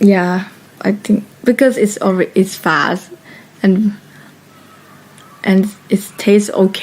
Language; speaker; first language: English; non-native, fluent; Thai